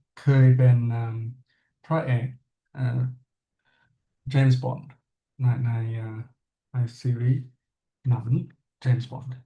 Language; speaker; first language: Thai; non-native, learner; English